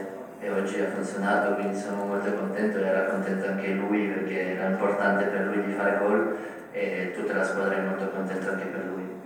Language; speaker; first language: Italian; non-native, fluent; French